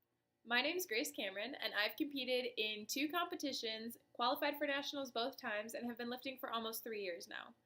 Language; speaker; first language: English; native; English